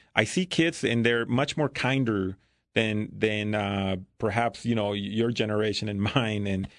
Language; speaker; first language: English; early bilingual, other home language; Spanish